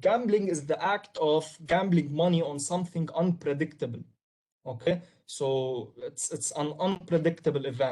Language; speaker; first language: English; non-native, local second language; Arabic